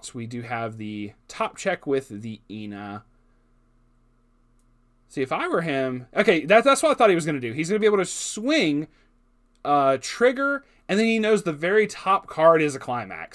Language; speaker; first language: English; native; English